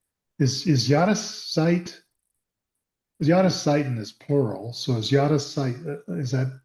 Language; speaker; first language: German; non-native, learner; English